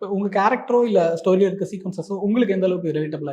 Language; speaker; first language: Tamil; native; Tamil